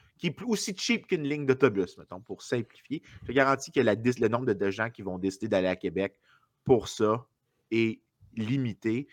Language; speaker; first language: French; native; French